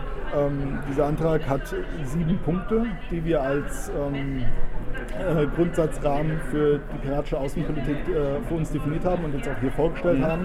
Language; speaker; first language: German; native; German